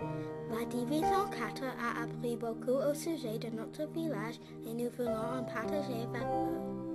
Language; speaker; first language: French; non-native, local second language; English